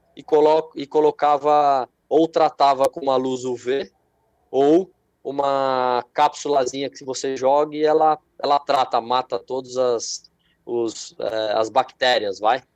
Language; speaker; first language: Portuguese; native; Portuguese